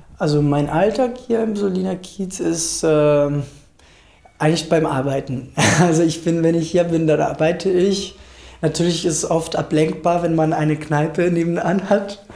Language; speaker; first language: German; non-native, fluent; Italian